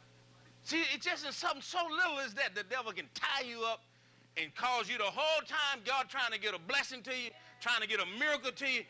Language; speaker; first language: English; native; English